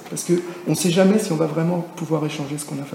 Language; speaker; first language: French; native; French